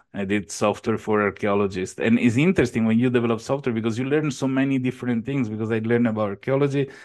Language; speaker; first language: English; non-native, fluent; Italian